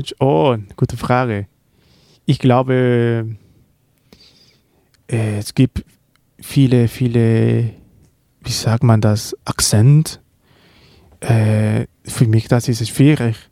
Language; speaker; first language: German; non-native, learner; Spanish